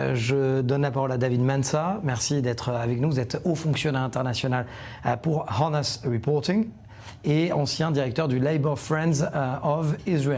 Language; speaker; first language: French; native; French